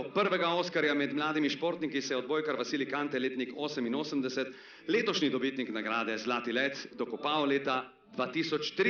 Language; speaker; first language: Slovenian; native; Slovenian